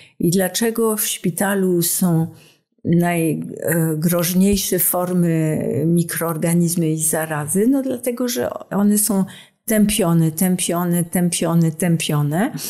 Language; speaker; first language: Polish; non-native, fluent; French